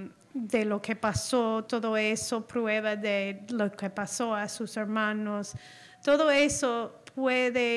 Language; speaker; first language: Spanish; non-native, fluent; English